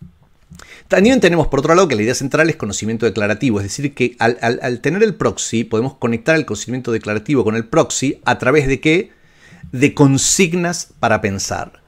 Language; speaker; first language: Spanish; native; Spanish